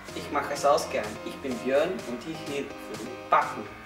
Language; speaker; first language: German; non-native, learner; Arabic